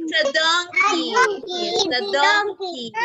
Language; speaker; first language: English; non-native, fluent; Spanish